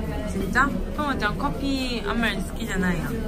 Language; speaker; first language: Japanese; non-native, fluent; Korean